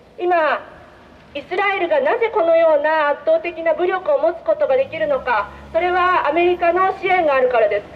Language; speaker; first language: Japanese; native; Japanese